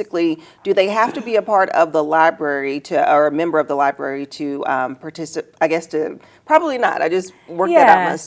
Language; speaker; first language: English; native; English